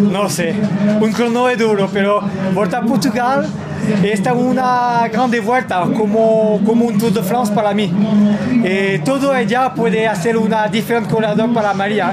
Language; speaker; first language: Spanish; non-native, learner; French